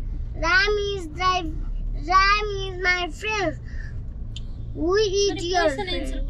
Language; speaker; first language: English; non-native, learner; Nepali